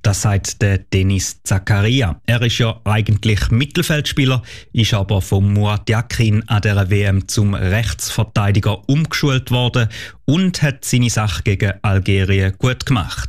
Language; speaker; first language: German; native; German